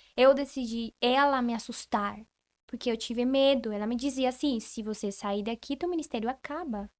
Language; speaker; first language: Portuguese; non-native, fluent; Spanish